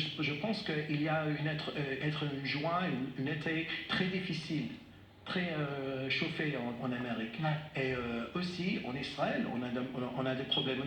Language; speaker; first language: French; non-native, fluent; English